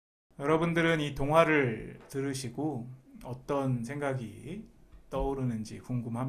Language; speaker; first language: Korean; native; Korean